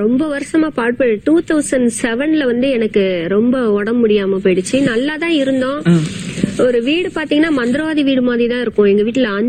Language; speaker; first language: Tamil; native; Tamil